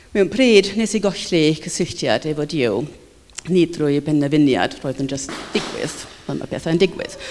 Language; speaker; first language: Welsh; non-native, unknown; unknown